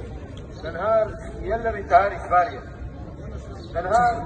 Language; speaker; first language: Swedish; non-native, learner; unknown